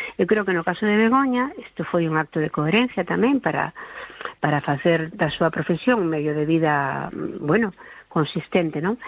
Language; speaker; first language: Galician; non-native, local second language; Spanish